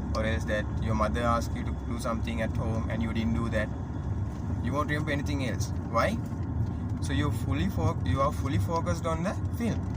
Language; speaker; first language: English; non-native, local second language; Sinhala